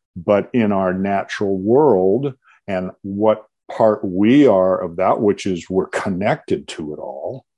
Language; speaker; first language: English; native; English